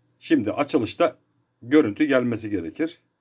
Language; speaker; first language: Turkish; native; Turkish